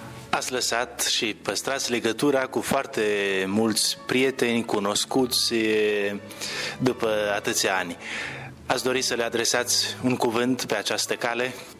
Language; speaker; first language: Romanian; native; Romanian